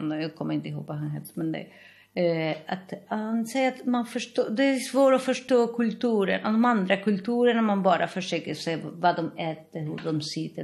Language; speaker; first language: Swedish; non-native, fluent; Spanish